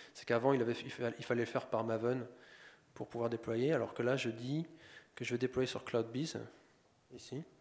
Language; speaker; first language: French; native; French